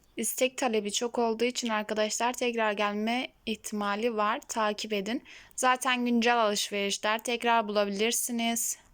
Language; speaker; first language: Turkish; native; Turkish